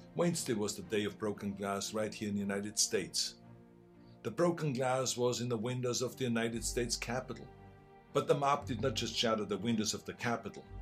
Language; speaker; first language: English; non-native, fluent; German